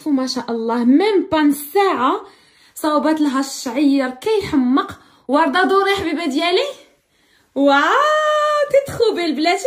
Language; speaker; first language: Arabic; native; Arabic